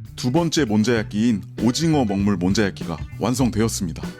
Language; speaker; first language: Korean; native; Korean